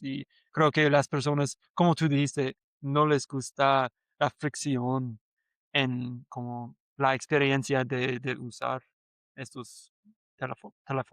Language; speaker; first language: Spanish; non-native, learner; English